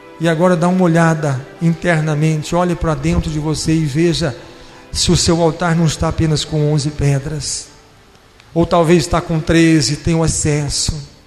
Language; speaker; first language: Portuguese; native; Portuguese